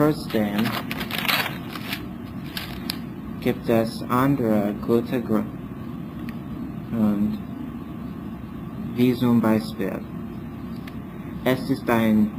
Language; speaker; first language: German; non-native, learner; English